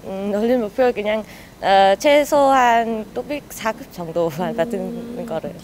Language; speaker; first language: Korean; non-native, learner; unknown